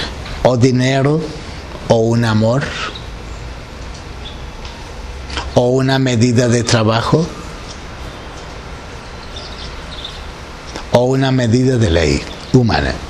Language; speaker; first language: Spanish; native; Spanish